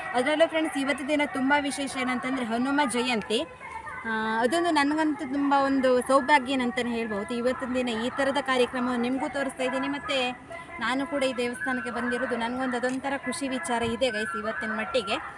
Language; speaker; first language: Kannada; native; Kannada